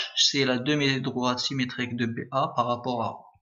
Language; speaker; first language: French; non-native, local second language; Arabic